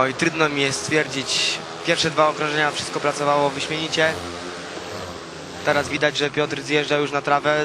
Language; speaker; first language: Polish; native; Polish